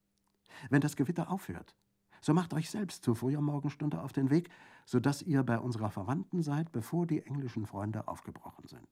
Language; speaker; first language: German; native; German